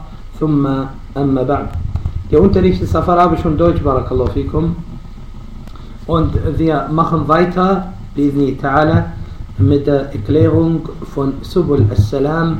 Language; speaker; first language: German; non-native, fluent; Arabic